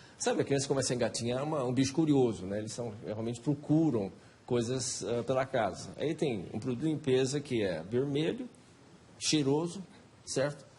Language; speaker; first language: Portuguese; non-native, fluent; Chinese